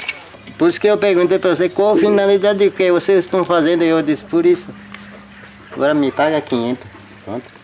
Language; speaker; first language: Portuguese; non-native, local second language; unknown